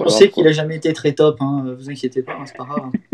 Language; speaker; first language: French; native; French